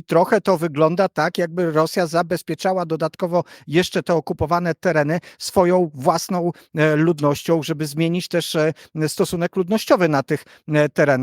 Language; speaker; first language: Polish; native; Polish